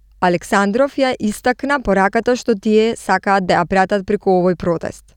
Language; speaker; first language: Macedonian; native; Macedonian